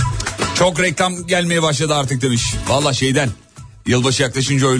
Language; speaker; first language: Turkish; native; Turkish